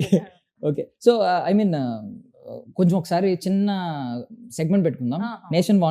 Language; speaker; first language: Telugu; native; Telugu